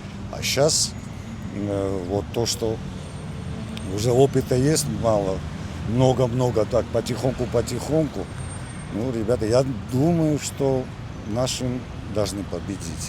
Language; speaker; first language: Russian; non-native, fluent; Georgian